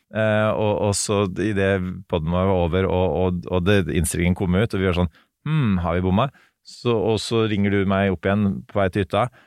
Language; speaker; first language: Norwegian; native; Norwegian